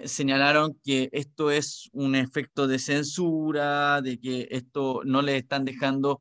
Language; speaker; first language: Spanish; native; Spanish